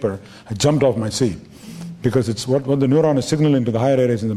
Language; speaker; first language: English; non-native, local second language; Tamil